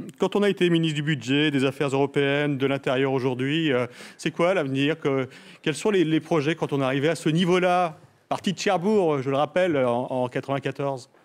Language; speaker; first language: French; native; French